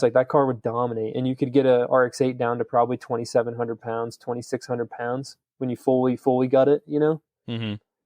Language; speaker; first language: English; native; English